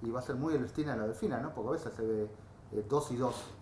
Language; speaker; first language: Spanish; native; Spanish